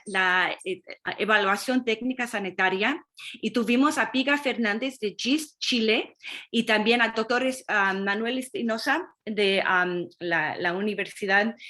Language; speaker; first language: Spanish; non-native, fluent; English